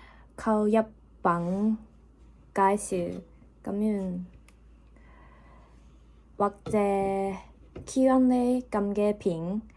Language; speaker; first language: Cantonese; non-native, learner; Japanese